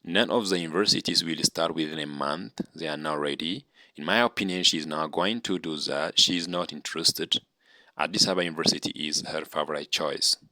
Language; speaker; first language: English; non-native, local second language; Amharic